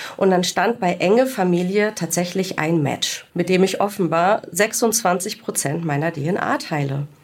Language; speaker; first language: German; early bilingual, other home language; Greek